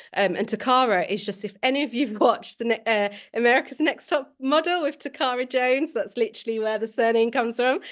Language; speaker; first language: English; native; English